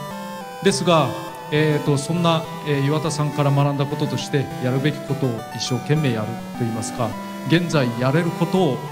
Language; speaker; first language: Japanese; native; Japanese